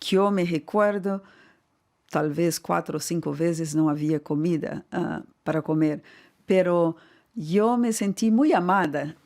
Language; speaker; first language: Spanish; non-native, fluent; Portuguese